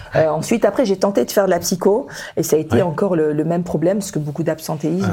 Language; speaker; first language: French; early bilingual, other home language; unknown